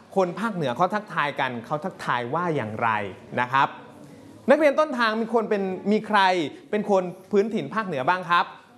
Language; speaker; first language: Thai; native; Thai